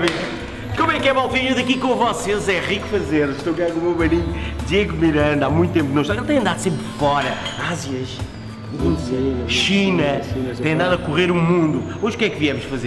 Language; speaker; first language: Portuguese; native; Portuguese